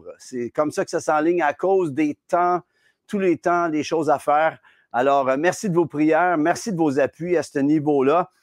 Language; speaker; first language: French; native; French